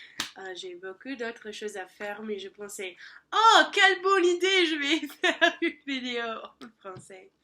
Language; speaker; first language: French; non-native, learner; English